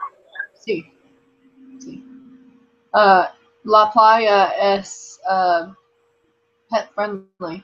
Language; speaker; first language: Spanish; non-native, learner; English